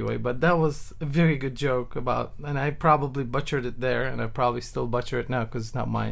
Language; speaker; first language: English; non-native, fluent; Turkish